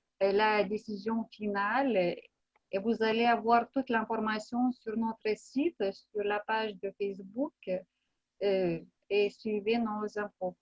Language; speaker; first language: French; non-native, fluent; Lithuanian